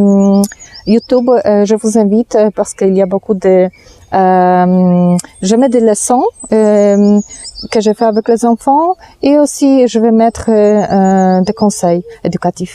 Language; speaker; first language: French; non-native, fluent; Polish